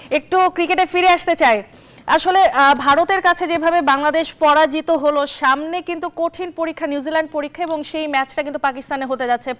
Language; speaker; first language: Bangla; native; Bangla